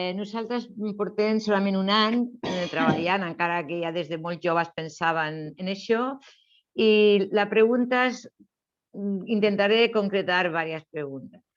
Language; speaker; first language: Catalan; non-native, local second language; Spanish